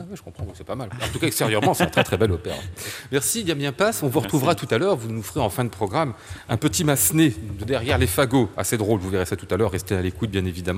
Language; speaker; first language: French; native; French